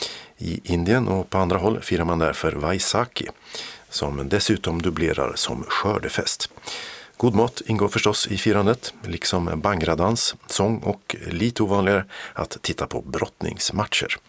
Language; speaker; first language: Swedish; native; Swedish